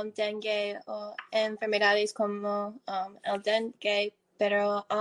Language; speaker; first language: Spanish; non-native, learner; English